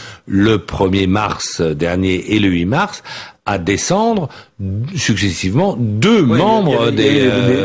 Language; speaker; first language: French; native; French